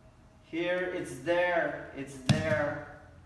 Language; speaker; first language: English; native; English